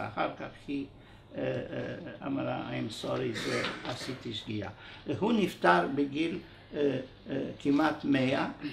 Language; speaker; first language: Hebrew; non-native, fluent; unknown